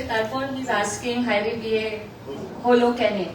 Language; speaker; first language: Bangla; non-native, learner; Hindi